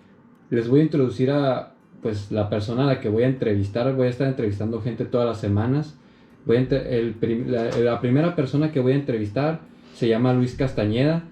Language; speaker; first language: Spanish; native; Spanish